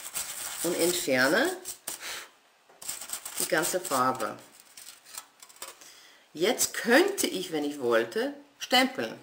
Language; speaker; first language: German; non-native, fluent; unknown